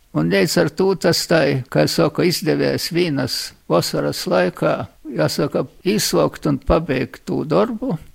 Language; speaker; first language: Latvian; native; Latvian